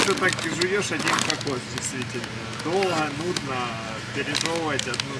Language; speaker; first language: Russian; native; Russian